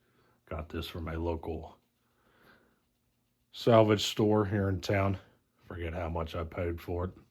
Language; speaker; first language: English; native; English